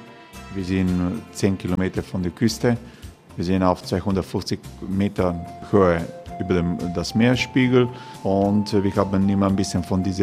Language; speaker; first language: German; non-native, learner; Croatian